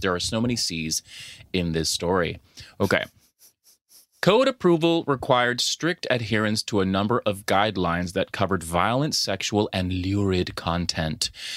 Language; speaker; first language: English; native; English